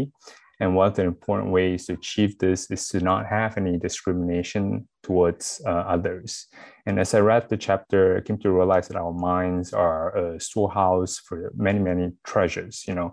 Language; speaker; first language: English; non-native, local second language; Chinese